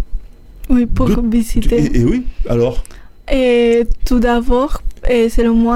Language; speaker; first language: French; non-native, learner; Spanish